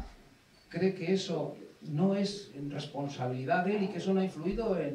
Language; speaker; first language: Spanish; native; Spanish